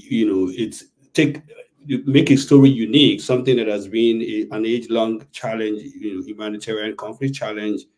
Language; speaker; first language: English; non-native, local second language; Yoruba